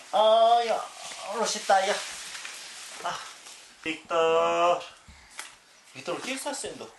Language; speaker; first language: Spanish; non-native, learner; Korean